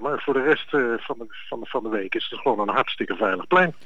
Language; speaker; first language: Dutch; native; Dutch